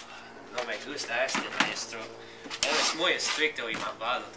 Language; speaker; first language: Spanish; non-native, learner; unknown